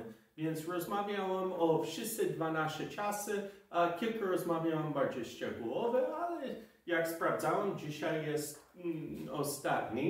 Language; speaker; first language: Polish; non-native, fluent; English